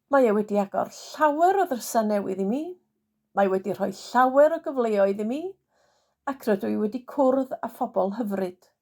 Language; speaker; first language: Welsh; non-native, fluent; English